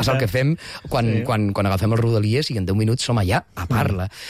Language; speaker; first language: Catalan; non-native, local second language; Spanish